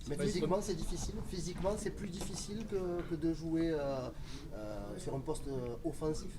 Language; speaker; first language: French; native; French